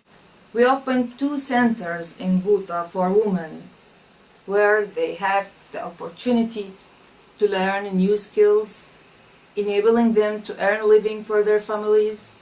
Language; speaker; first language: English; non-native, fluent; Arabic